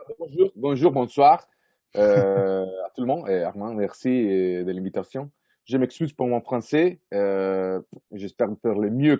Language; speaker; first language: French; non-native, fluent; Italian